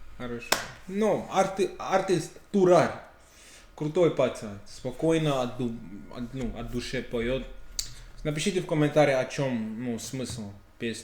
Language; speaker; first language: Russian; non-native, learner; English